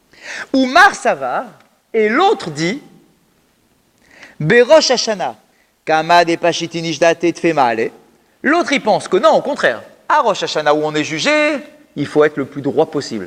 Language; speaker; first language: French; native; French